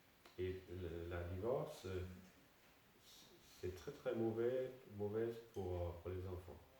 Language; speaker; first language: French; non-native, fluent; Danish